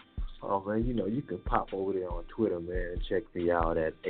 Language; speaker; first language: English; native; English